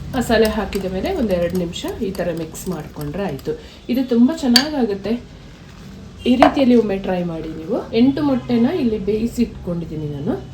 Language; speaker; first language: Kannada; native; Kannada